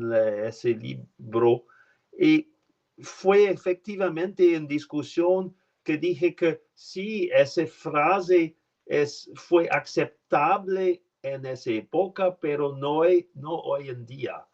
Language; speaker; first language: Spanish; non-native, learner; French